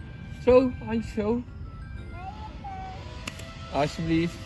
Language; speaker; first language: Dutch; native; Dutch